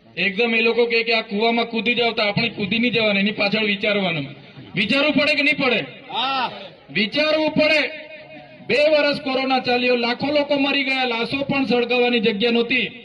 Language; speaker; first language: Gujarati; non-native, local second language; Vasavi